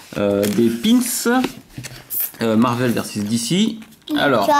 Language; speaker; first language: French; native; French